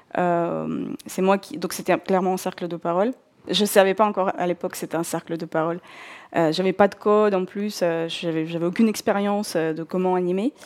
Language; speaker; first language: French; non-native, fluent; Russian